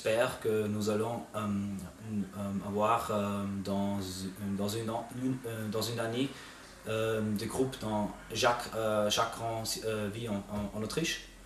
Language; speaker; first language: French; non-native, fluent; German